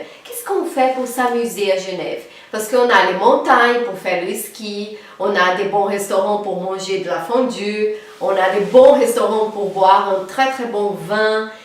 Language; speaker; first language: French; non-native, fluent; Portuguese